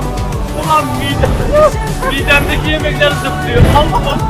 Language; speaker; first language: Turkish; native; Turkish